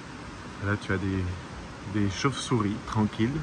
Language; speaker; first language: French; native; French